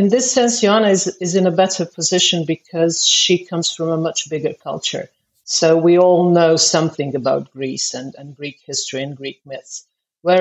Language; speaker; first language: English; non-native, fluent; Croatian